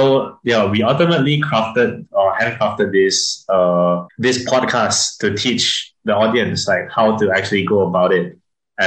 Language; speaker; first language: English; non-native, local second language; Chinese